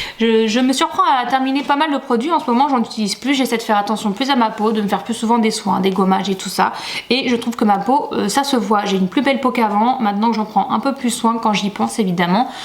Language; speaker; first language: French; native; French